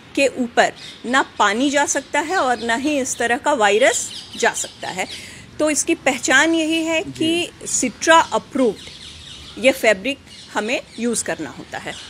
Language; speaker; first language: Hindi; native; Hindi